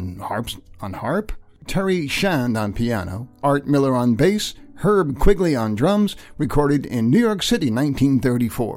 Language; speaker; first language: English; native; English